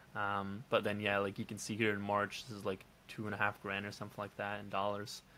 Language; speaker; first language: English; non-native, fluent; Dutch